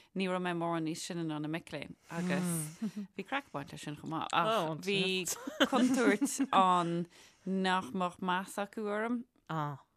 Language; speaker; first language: Irish; native; Irish